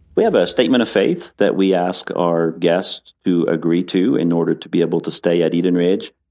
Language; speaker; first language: English; non-native, fluent; French